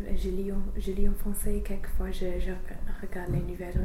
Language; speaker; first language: French; non-native, learner; English